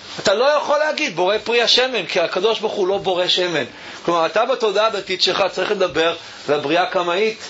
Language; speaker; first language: Hebrew; native; Hebrew